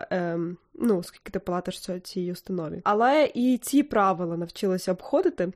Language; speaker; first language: Ukrainian; native; Ukrainian